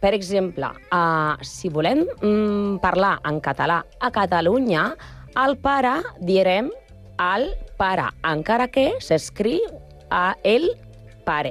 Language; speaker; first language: Catalan; non-native, learner; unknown